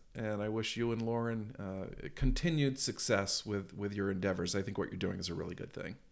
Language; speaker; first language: English; native; English